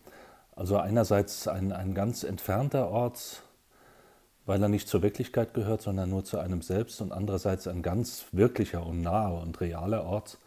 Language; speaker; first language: German; native; German